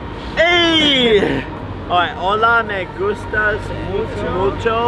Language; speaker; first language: Spanish; non-native, learner; English